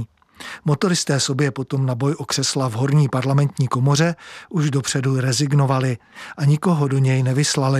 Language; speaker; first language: Czech; native; Czech